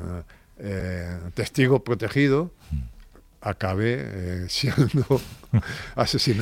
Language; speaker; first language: Spanish; native; Spanish